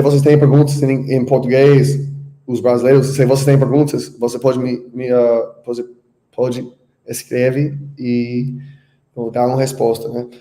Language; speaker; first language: Portuguese; non-native, learner; English